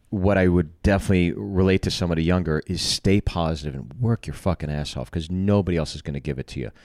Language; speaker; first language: English; native; English